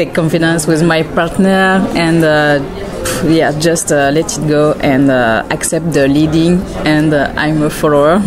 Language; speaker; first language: English; non-native, learner; French